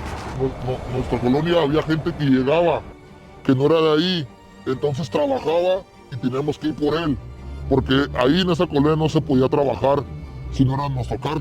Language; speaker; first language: Spanish; native; Spanish